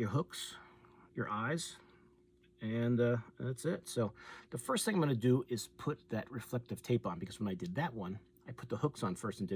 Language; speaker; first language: English; native; English